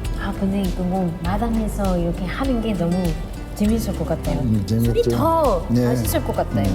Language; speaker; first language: Korean; non-native, fluent; French